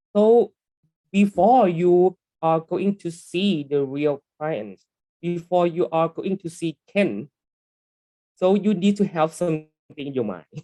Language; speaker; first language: English; non-native, learner; Thai